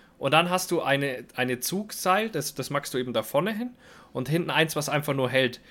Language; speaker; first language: German; native; German